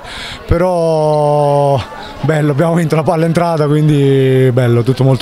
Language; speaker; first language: Italian; native; Italian